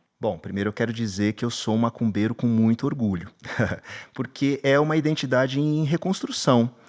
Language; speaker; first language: Portuguese; native; Portuguese